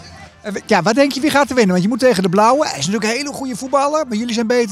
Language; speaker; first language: Dutch; native; Dutch